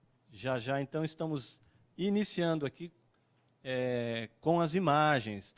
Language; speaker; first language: Portuguese; native; Portuguese